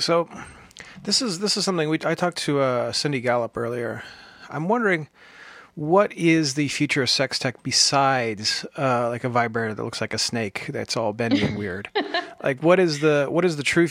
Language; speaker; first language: English; native; English